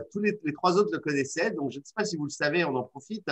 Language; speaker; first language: French; native; French